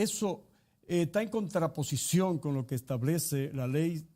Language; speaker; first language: Spanish; native; Spanish